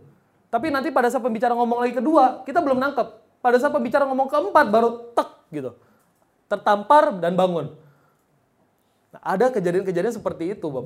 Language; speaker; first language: Indonesian; native; Indonesian